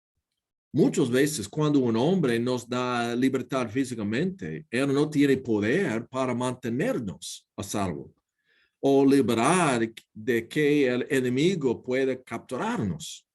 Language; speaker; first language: Spanish; non-native, learner; English